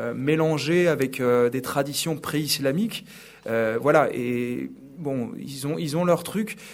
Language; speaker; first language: French; native; French